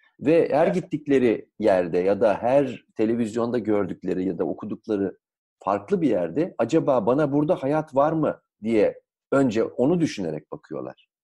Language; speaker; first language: Turkish; native; Turkish